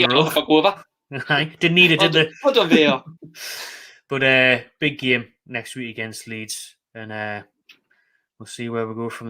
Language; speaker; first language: English; native; English